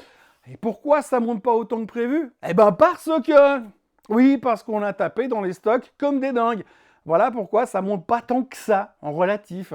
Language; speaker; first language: French; native; French